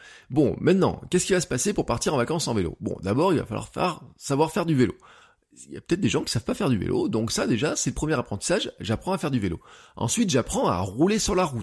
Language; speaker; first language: French; native; French